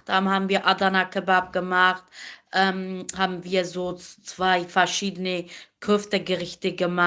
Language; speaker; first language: German; non-native, learner; Kurdish